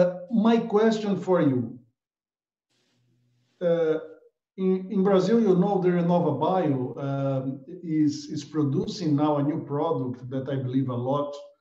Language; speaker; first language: English; non-native, fluent; Portuguese